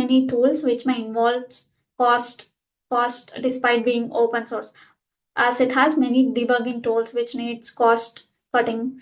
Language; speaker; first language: English; non-native, local second language; Telugu